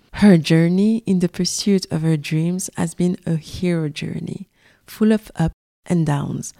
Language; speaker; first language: English; non-native, fluent; French